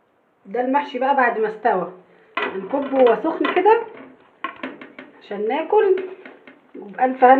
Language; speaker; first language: Arabic; native; Arabic